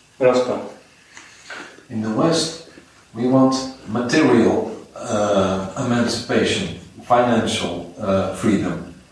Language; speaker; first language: English; non-native, fluent; Dutch